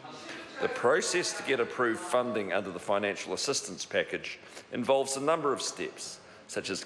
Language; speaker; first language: English; native; English